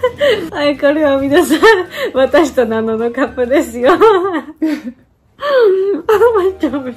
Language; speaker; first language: Japanese; non-native, fluent; Georgian